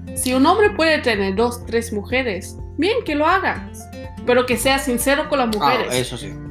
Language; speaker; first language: Spanish; non-native, fluent; German